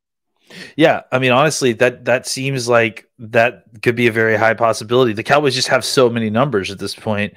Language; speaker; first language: English; native; English